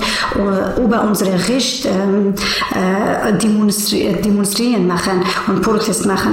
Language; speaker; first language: German; non-native, learner; Persian